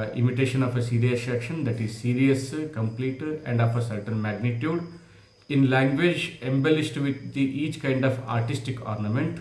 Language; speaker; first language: English; non-native, local second language; Kannada